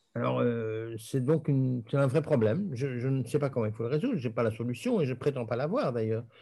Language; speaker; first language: French; native; French